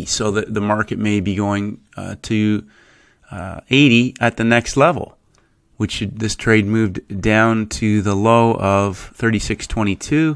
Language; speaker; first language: English; native; English